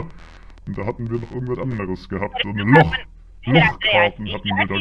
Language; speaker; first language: German; native; German